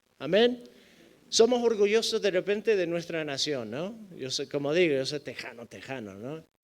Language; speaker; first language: Spanish; non-native, fluent; English